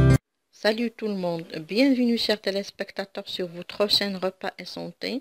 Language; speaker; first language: French; non-native, local second language; Arabic